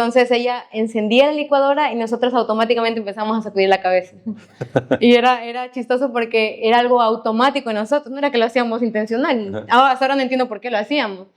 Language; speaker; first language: Spanish; native; Spanish